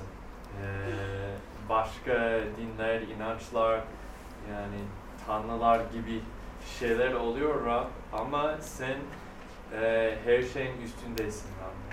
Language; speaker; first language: Turkish; non-native, fluent; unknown